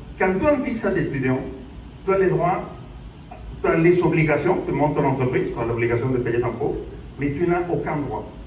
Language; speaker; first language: French; non-native, fluent; Spanish